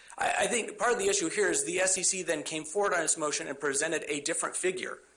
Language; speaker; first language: English; native; English